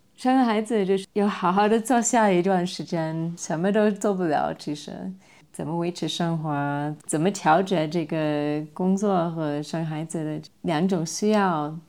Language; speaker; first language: Chinese; non-native, fluent; English